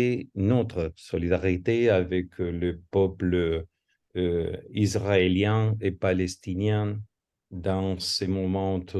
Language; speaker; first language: French; non-native, fluent; Spanish